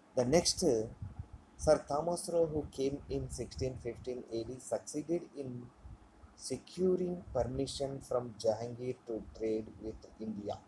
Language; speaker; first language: English; non-native, local second language; Telugu